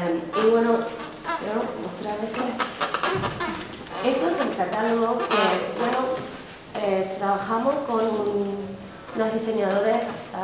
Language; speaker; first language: Spanish; non-native, fluent; English